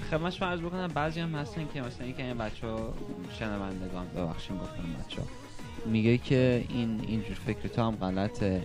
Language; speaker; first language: Persian; native; Persian